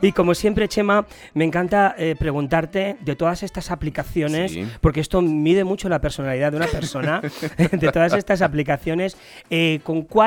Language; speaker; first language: Spanish; native; Spanish